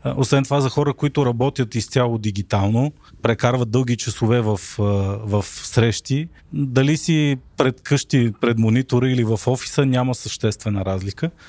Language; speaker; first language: Bulgarian; native; Bulgarian